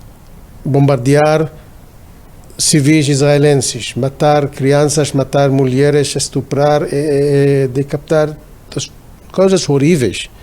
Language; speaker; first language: Portuguese; non-native, fluent; Hebrew